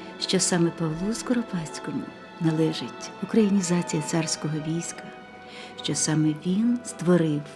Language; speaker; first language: Ukrainian; native; Ukrainian